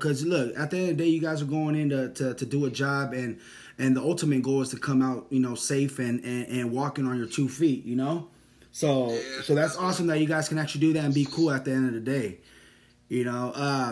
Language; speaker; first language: English; native; English